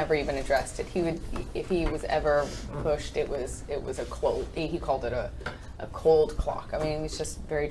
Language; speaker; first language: English; native; English